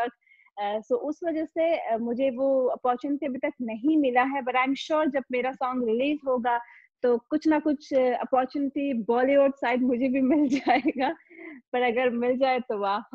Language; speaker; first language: Hindi; non-native, fluent; Pashto